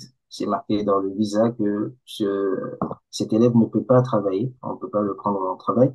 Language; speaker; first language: French; non-native, local second language; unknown